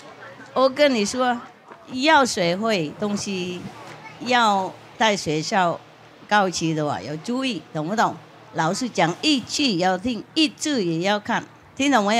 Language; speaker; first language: Chinese; non-native, fluent; Vietnamese